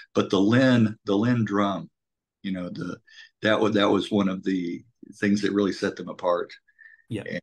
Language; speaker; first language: English; native; English